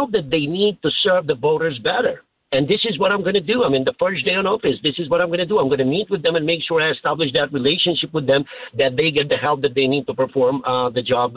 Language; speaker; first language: English; non-native, fluent; Albanian